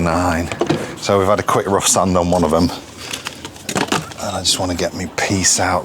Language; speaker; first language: English; native; English